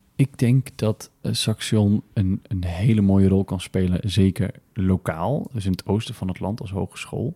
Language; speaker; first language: Dutch; early bilingual, other home language; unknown